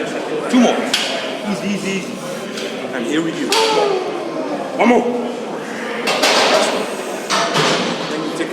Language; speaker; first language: English; non-native, learner; Spanish